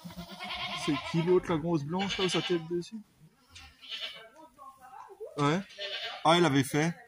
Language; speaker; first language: French; native; French